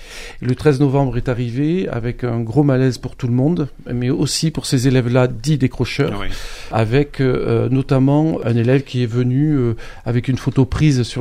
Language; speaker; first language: French; native; French